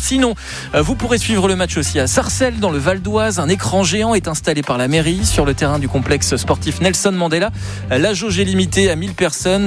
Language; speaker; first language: French; native; French